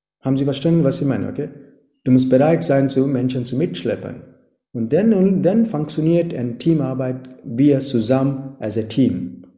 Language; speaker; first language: German; non-native, fluent; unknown